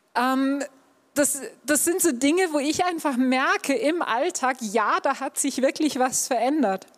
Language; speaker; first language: German; native; German